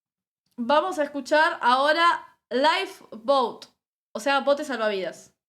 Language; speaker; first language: Spanish; native; Spanish